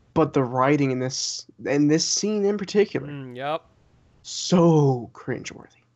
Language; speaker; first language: English; native; English